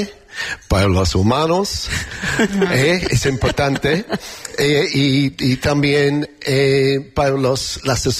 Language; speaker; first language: Spanish; non-native, learner; English